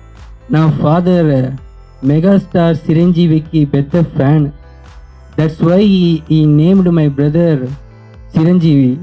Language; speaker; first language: Telugu; non-native, learner; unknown